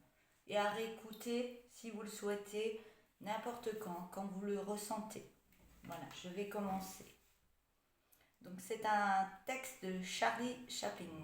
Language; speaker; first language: French; native; French